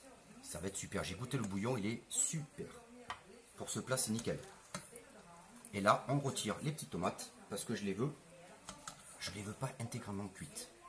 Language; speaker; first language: French; native; French